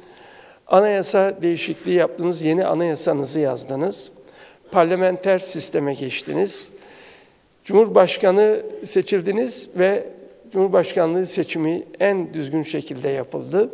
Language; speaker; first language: Turkish; native; Turkish